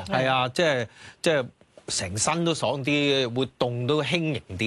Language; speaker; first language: Cantonese; native; Cantonese